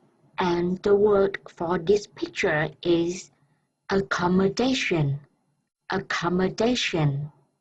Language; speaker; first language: English; non-native, fluent; Vietnamese